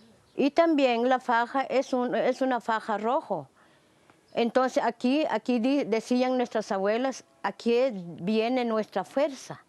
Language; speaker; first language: Spanish; non-native, local second language; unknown